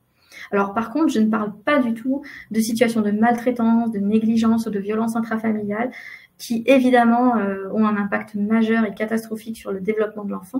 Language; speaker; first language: French; native; French